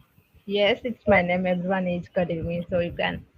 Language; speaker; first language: English; non-native, learner; Odia